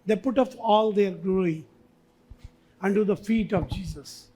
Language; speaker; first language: English; non-native, local second language; Hindi